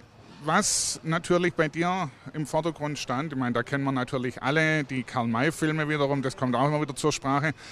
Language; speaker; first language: German; native; German